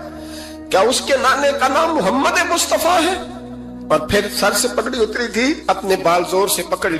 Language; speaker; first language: Urdu; native; Urdu